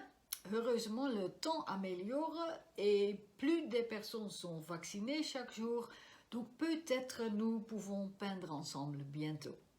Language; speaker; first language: French; non-native, fluent; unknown